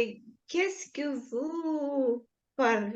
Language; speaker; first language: French; non-native, learner; Ukrainian